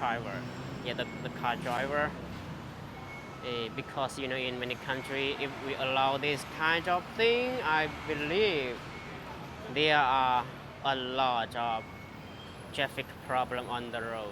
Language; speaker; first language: English; non-native, fluent; Chinese